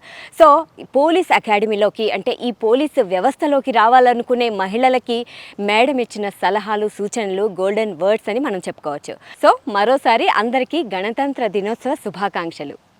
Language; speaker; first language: Telugu; native; Telugu